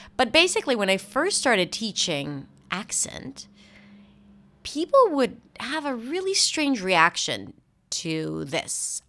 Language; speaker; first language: English; non-native, fluent; Hebrew